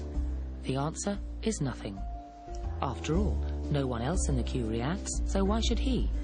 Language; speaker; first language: English; native; English